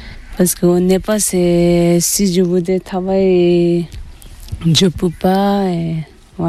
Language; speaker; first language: French; non-native, learner; Tibetan